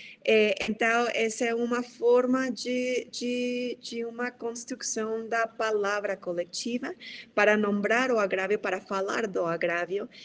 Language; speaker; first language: Portuguese; non-native, fluent; Spanish